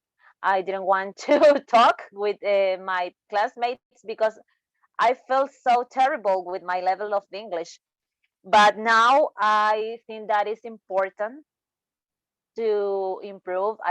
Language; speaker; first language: English; non-native, learner; Spanish